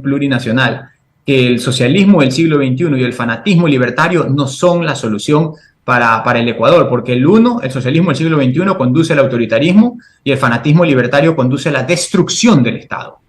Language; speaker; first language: Spanish; native; Spanish